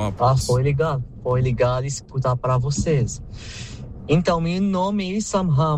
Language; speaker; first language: Portuguese; non-native, learner; Arabic